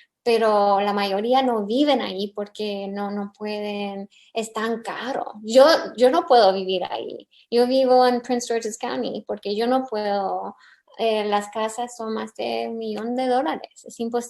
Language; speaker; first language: Spanish; early bilingual, heritage; English